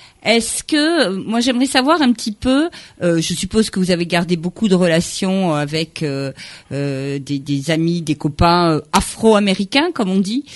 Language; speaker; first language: French; native; French